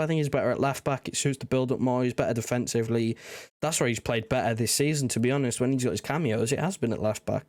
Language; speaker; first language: English; native; English